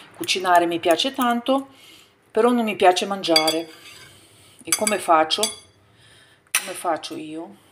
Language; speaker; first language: Italian; non-native, learner; Ukrainian